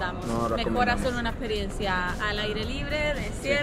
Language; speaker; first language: Spanish; native; Spanish